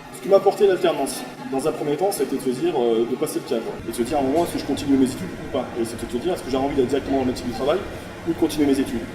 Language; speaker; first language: French; native; French